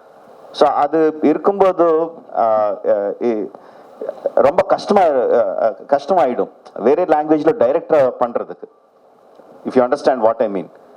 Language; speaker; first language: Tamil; non-native, local second language; Telugu